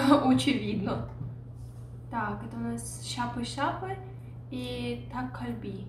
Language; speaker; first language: Russian; native; Russian